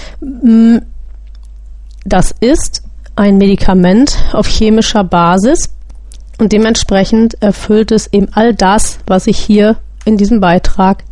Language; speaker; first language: German; native; German